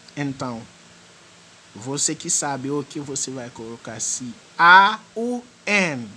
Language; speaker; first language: Portuguese; non-native, fluent; French